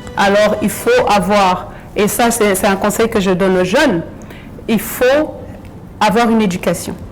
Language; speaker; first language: French; early bilingual, other home language; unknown